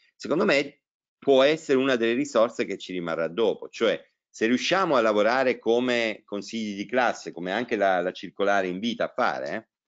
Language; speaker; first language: Italian; native; Italian